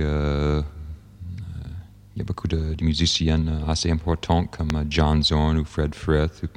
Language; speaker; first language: French; non-native, fluent; English